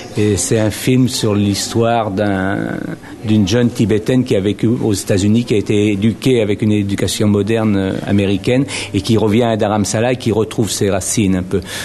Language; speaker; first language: French; native; French